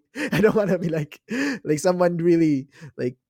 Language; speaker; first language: English; non-native, local second language; Filipino